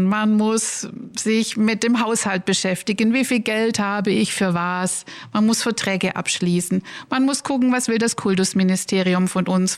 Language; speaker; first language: German; native; German